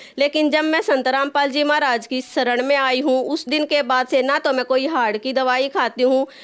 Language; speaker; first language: Hindi; native; Hindi